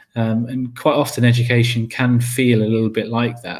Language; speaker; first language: English; native; English